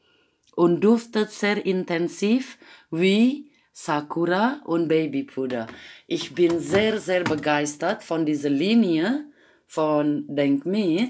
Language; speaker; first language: German; non-native, fluent; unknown